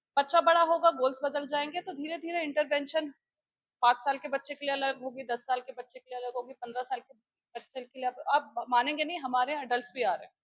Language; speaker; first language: Hindi; native; Hindi